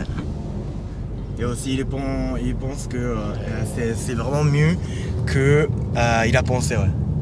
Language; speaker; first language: French; non-native, fluent; Japanese